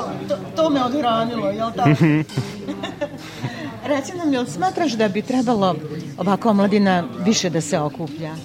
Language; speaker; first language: Serbian; native; Serbian